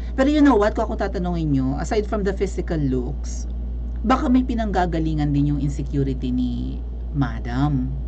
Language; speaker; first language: Filipino; non-native, local second language; Cebuano